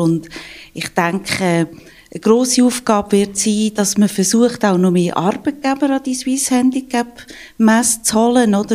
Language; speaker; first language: German; native; German